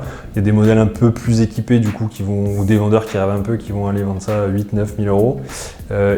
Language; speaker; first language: French; native; French